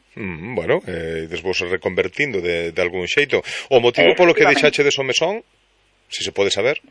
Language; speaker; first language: Galician; native; Galician